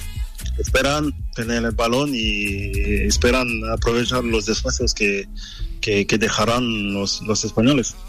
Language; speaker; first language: Spanish; non-native, learner; French